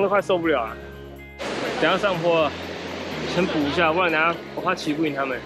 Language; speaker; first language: Chinese; native; Chinese